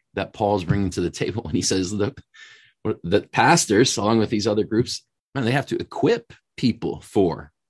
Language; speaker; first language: English; native; English